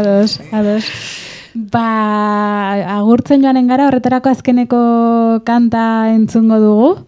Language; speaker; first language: Basque; native; Basque